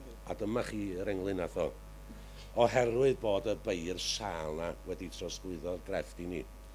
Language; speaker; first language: Welsh; native; Welsh